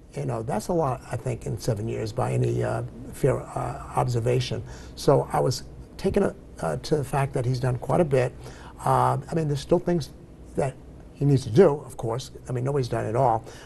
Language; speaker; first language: English; native; English